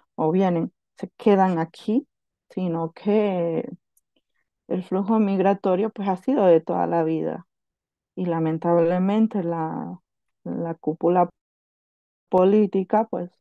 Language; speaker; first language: Spanish; native; Spanish